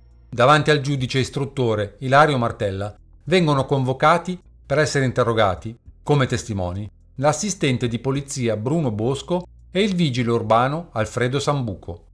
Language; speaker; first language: Italian; native; Italian